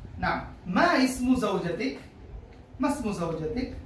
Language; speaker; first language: Arabic; non-native, fluent; Urdu